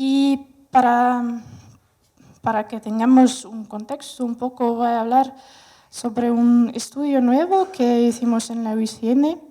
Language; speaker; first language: Spanish; non-native, fluent; Russian